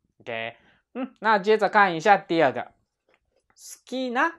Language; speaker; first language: Chinese; non-native, fluent; Japanese